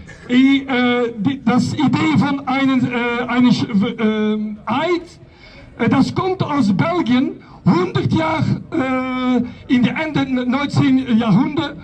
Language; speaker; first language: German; non-native, learner; Dutch